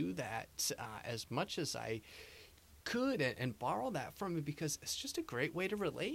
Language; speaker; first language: English; native; English